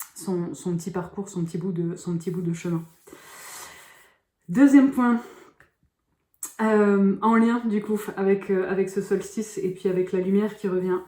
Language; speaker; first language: French; native; French